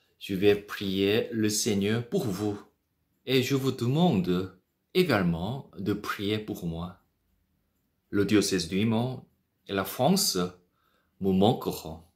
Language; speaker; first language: French; non-native, learner; Korean